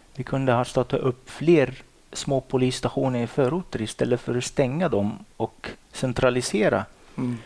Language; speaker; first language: Swedish; non-native, fluent; Arabic